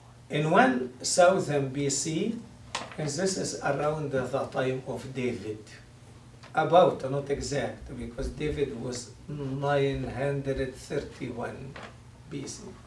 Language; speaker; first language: English; non-native, fluent; Arabic